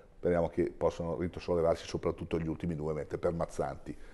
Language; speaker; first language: Italian; native; Italian